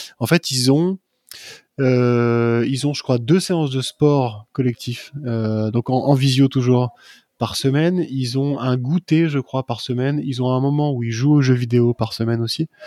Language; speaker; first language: French; native; French